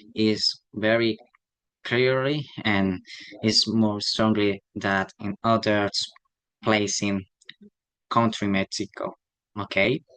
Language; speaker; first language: English; non-native, learner; Spanish